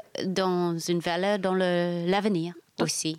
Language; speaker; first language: French; non-native, fluent; English